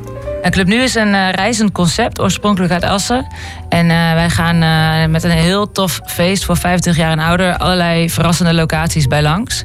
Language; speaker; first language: Dutch; native; Dutch